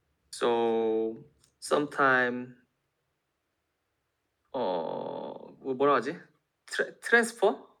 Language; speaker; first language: English; non-native, learner; Korean